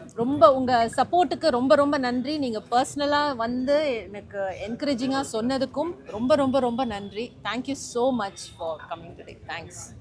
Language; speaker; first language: Tamil; native; Tamil